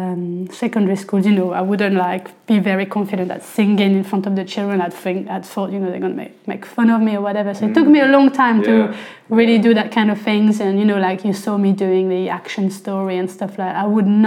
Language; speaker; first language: English; non-native, fluent; French